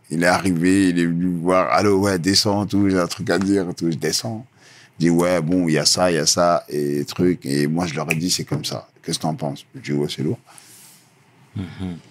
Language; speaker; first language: French; early bilingual, other home language; Lingala